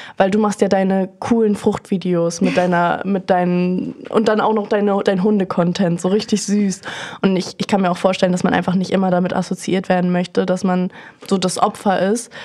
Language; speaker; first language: German; native; German